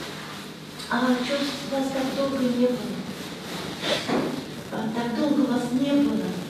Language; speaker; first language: Russian; native; Russian